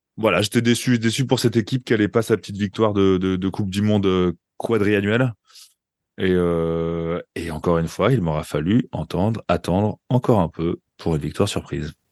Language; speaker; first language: French; native; French